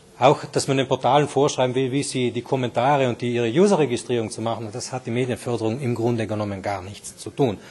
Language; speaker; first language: German; native; German